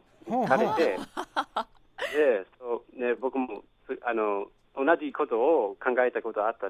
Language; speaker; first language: Japanese; non-native, fluent; English